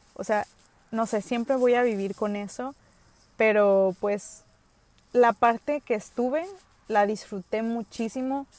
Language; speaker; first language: Spanish; early bilingual, other home language; English